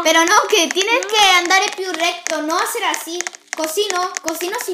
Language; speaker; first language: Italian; non-native, learner; Spanish